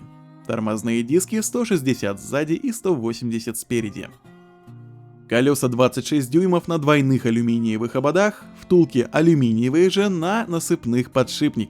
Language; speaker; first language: Russian; native; Russian